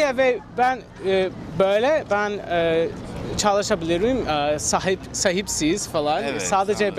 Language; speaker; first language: Turkish; non-native, learner; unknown